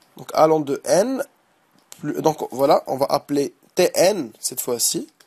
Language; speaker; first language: French; non-native, local second language; Arabic